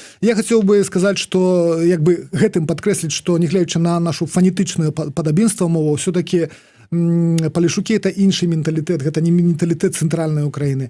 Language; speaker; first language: Belarusian; non-native, local second language; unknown